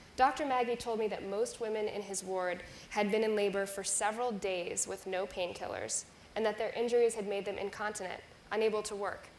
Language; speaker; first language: English; native; English